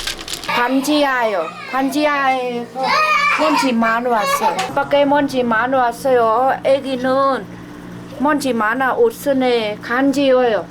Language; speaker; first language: Korean; non-native, learner; Vietnamese